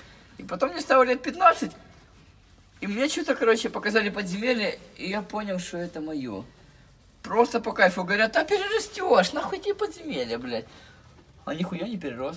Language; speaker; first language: Russian; native; Russian